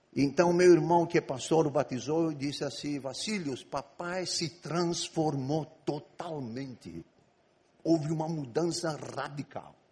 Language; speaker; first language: Portuguese; non-native, fluent; Arabic